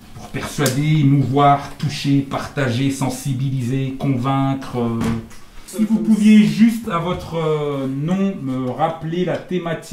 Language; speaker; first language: French; native; French